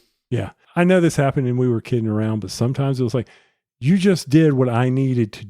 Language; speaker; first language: English; native; English